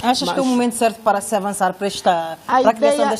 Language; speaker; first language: Portuguese; native; Portuguese